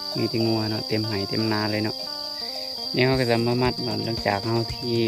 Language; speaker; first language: Thai; non-native, local second language; Northeastern Thai